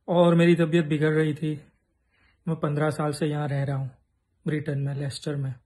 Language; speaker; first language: Hindi; non-native, local second language; Gujarati